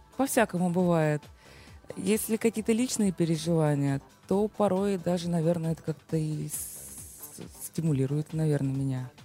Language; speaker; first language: Russian; native; Russian